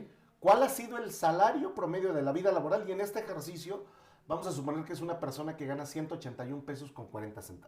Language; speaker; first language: Spanish; native; Spanish